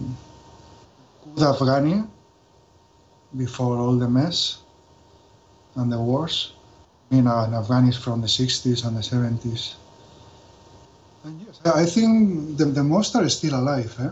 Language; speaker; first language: English; non-native, fluent; Spanish